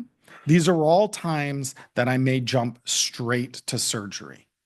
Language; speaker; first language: English; native; English